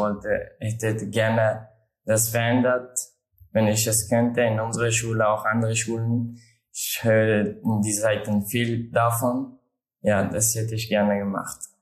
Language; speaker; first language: German; non-native, learner; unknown